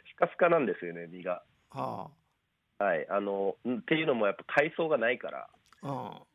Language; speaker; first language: Japanese; native; Japanese